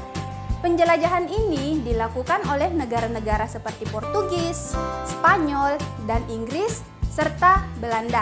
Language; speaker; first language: Malay; native; Malay